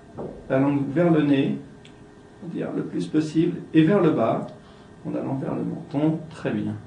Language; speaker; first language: French; native; French